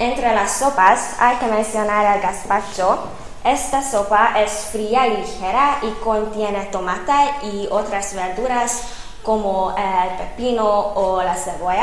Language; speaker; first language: Spanish; non-native, fluent; Hungarian